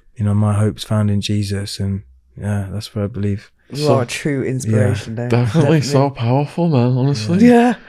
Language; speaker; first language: English; native; English